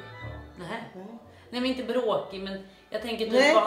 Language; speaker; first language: Swedish; native; Swedish